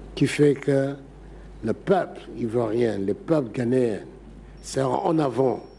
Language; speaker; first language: French; non-native, fluent; Akan